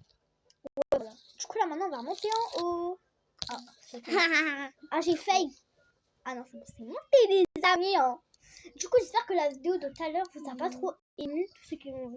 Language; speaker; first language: French; native; French